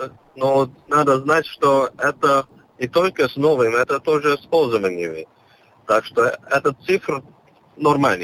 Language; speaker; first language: Russian; non-native, local second language; Latvian